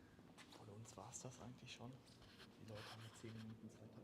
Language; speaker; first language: German; native; German